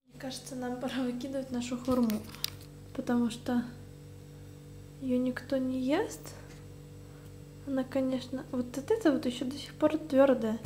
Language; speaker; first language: Russian; early bilingual, heritage; Russian